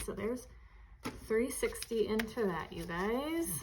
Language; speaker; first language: English; native; English